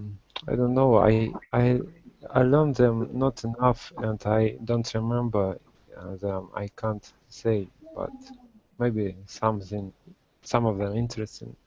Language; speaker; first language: English; non-native, learner; Russian